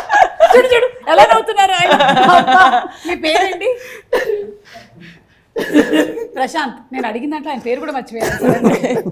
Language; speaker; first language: Telugu; native; Telugu